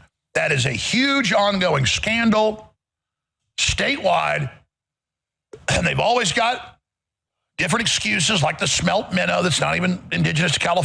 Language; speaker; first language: English; native; English